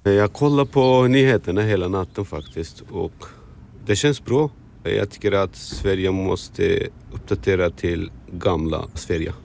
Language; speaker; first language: Swedish; non-native, fluent; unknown